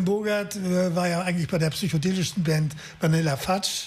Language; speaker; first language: German; native; German